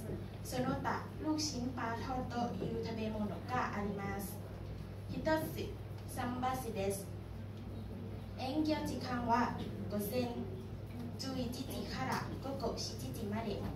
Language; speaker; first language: Japanese; non-native, learner; Thai